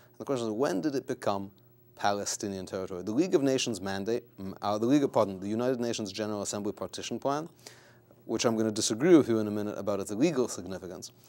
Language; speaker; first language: English; native; English